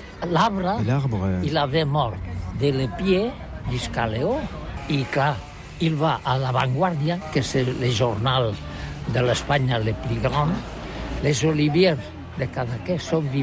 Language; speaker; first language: French; non-native, learner; Catalan